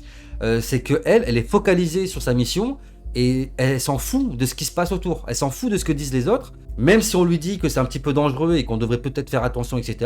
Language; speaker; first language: French; native; French